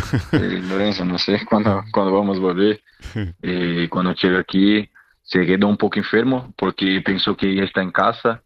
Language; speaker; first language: Spanish; non-native, learner; Portuguese